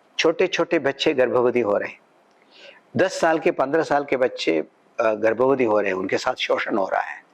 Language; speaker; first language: Hindi; non-native, local second language; Malayalam